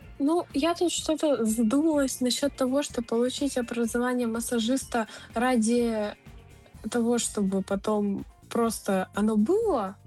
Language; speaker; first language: Russian; native; Russian